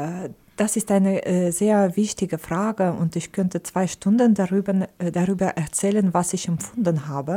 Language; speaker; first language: German; non-native, fluent; Ukrainian